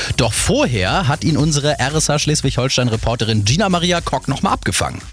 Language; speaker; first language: German; native; German